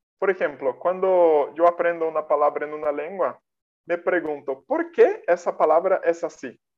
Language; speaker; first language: Spanish; non-native, fluent; Portuguese